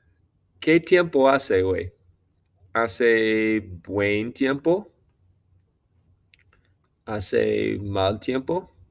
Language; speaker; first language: Spanish; non-native, fluent; English